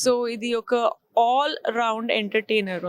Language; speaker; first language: Telugu; non-native, local second language; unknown